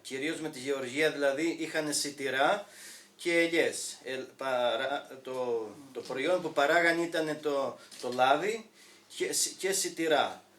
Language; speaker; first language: Greek; native; Greek